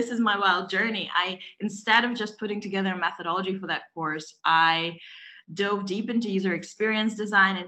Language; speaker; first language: English; non-native, fluent; Russian